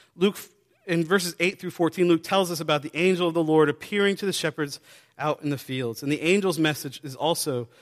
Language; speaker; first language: English; native; English